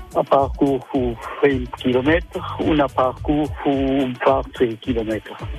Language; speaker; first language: German; non-native, local second language; Swiss German